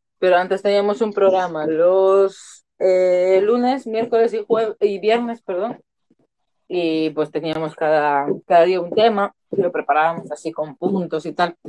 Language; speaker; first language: Spanish; native; Spanish